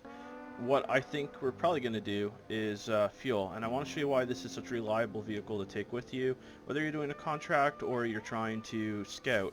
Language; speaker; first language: English; native; English